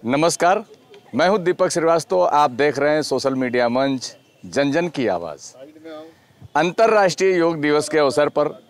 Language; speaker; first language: Hindi; native; Hindi